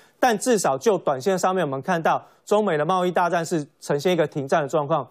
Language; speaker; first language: Chinese; native; Chinese